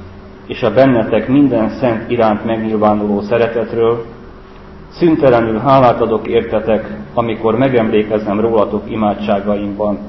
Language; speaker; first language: Hungarian; native; Hungarian